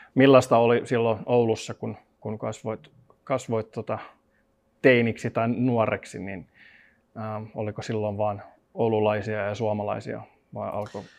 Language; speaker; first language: Finnish; non-native, local second language; Swedish